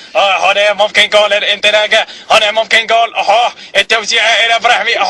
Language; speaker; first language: Arabic; native; Arabic